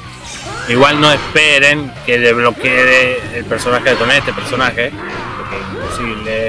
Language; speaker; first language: Spanish; native; Spanish